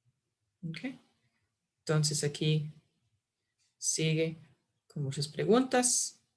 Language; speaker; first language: Spanish; non-native, fluent; English